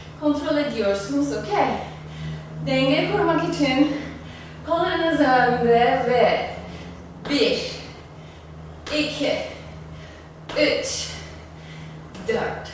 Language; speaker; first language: Turkish; non-native, fluent; German